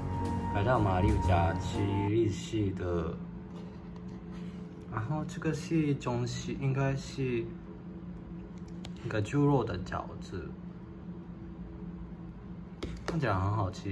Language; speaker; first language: Chinese; non-native, fluent; Japanese